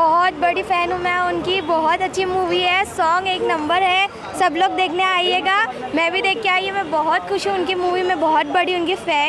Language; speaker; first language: Hindi; non-native, local second language; Telugu